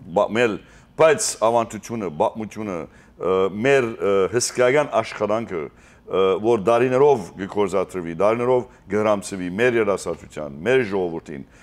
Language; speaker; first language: Armenian; early bilingual, heritage; Armenian